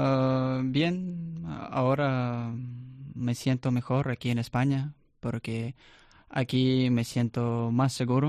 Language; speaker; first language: Spanish; non-native, learner; Russian